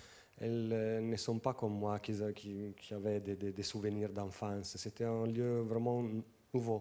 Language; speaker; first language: French; non-native, fluent; Italian